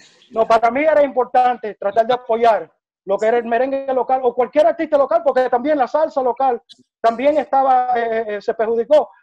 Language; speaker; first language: Spanish; early bilingual, heritage; Spanish